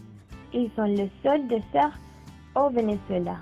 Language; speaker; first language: French; non-native, learner; Spanish